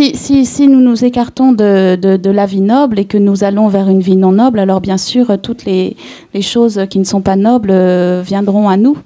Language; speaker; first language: French; native; French